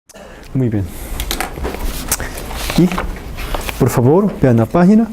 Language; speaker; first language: Spanish; non-native, fluent; Korean